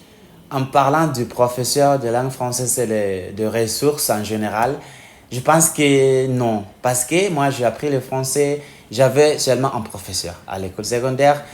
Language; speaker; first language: French; non-native, fluent; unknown